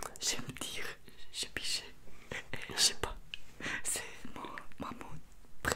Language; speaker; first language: French; non-native, learner; Russian